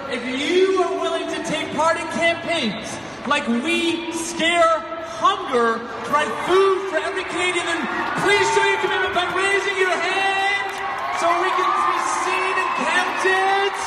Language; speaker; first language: English; native; English